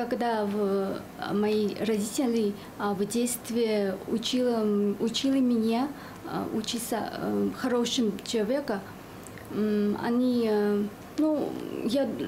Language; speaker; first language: Russian; non-native, learner; Vietnamese